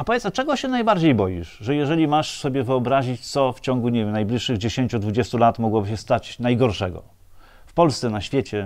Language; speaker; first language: Polish; native; Polish